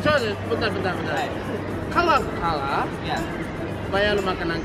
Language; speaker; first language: Indonesian; non-native, learner; Japanese